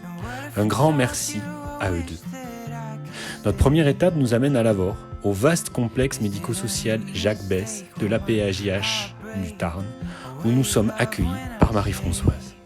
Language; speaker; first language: French; native; French